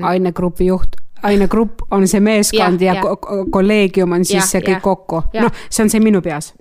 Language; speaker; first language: Estonian; non-native, local second language; Russian